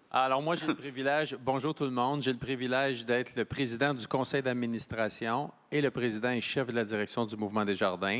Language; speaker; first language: French; native; French